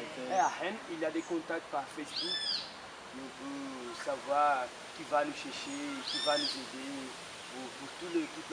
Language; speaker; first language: French; non-native, fluent; Portuguese